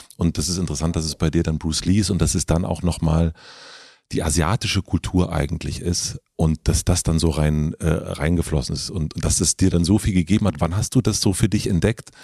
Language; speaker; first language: German; native; German